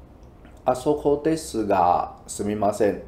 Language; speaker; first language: Japanese; non-native, fluent; Chinese